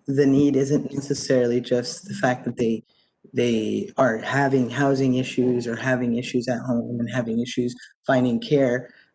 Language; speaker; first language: English; early bilingual, other home language; Spanish